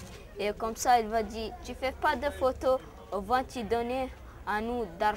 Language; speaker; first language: French; non-native, learner; Arabic